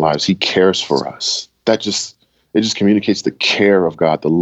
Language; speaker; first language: English; native; English